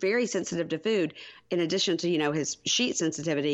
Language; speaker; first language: English; native; English